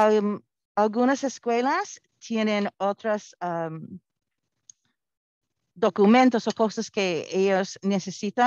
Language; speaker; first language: Spanish; non-native, fluent; English